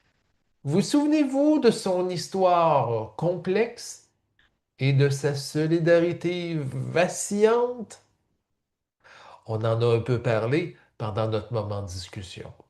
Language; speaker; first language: French; native; French